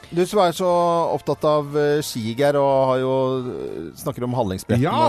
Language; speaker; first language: Norwegian; native; Norwegian